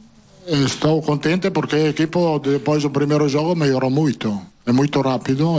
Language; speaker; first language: Portuguese; non-native, learner; Italian